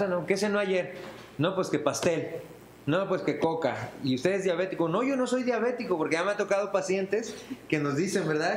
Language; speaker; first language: Spanish; native; Spanish